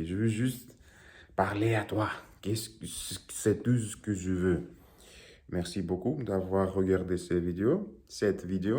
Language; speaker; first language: French; non-native, learner; Russian